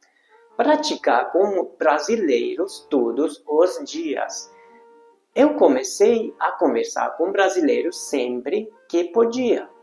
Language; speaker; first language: Portuguese; non-native, fluent; Hungarian